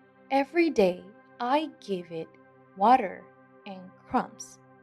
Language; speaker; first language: English; non-native, fluent; Burmese